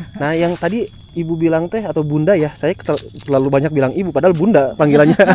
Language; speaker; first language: Indonesian; native; Indonesian